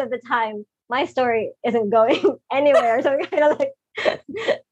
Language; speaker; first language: English; non-native, local second language; Filipino